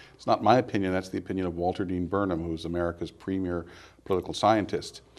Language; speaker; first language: English; native; English